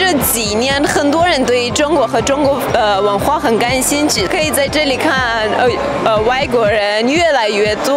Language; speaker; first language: Chinese; non-native, fluent; Persian